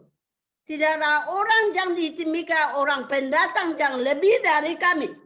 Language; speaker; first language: Indonesian; non-native, local second language; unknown